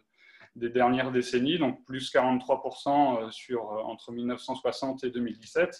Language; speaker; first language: French; native; French